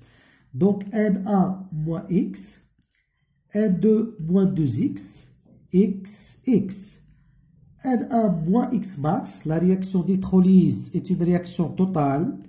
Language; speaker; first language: French; non-native, local second language; Arabic